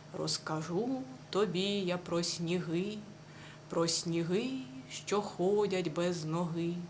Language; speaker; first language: Ukrainian; native; Ukrainian